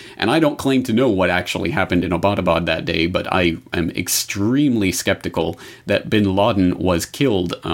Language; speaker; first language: English; native; English